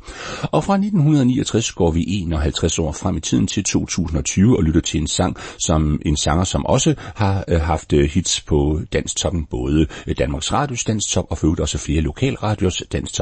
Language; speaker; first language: Danish; native; Danish